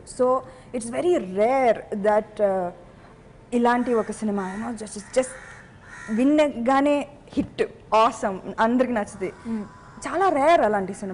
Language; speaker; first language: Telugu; non-native, fluent; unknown